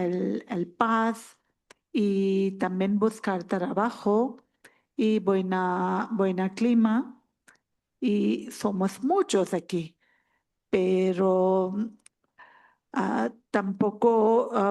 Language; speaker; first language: Spanish; non-native, learner; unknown